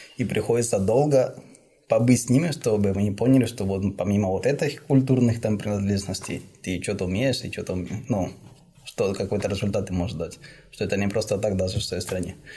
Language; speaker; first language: Russian; non-native, fluent; Spanish